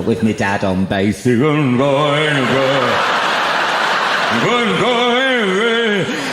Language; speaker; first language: English; native; English